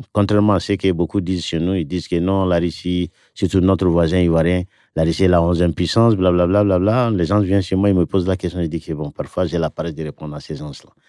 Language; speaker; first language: French; non-native, local second language; Bambara